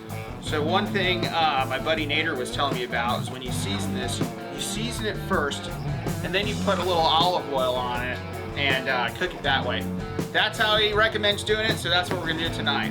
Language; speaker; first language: English; native; English